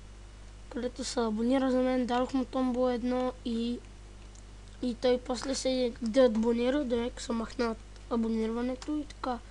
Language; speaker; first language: Bulgarian; native; Bulgarian